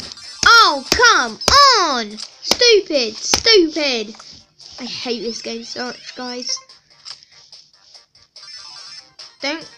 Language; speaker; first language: English; native; English